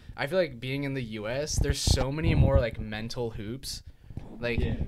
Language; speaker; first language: English; non-native, local second language; Cantonese